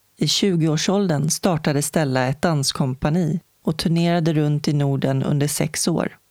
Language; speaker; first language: Swedish; native; Swedish